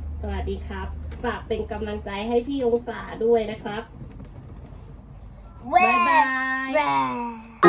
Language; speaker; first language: Thai; native; Thai